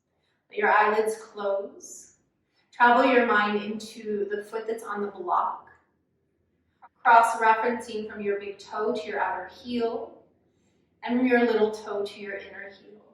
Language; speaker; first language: English; native; English